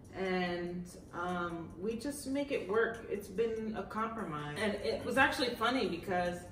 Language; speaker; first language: English; native; English